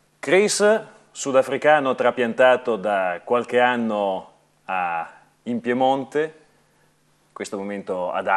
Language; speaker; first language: Italian; native; Italian